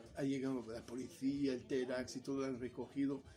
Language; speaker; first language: Spanish; non-native, fluent; Italian